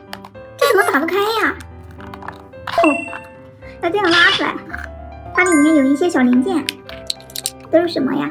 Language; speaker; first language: Chinese; native; Chinese